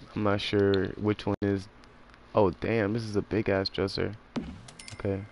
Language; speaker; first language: English; native; English